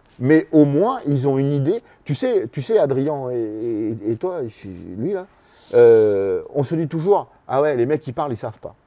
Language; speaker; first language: French; native; French